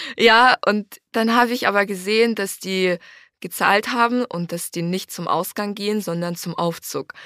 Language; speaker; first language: German; non-native, fluent; Ukrainian